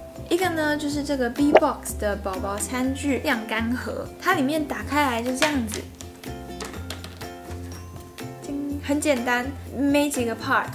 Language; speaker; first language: Chinese; native; Chinese